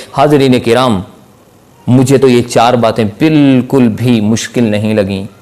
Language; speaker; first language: Urdu; non-native, local second language; Punjabi